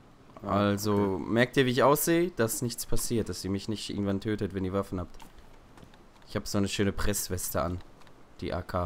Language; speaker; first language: German; native; German